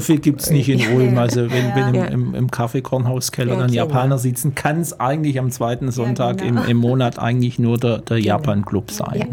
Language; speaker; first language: German; native; German